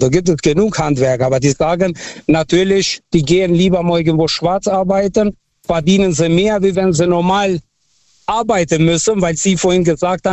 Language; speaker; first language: German; non-native, local second language; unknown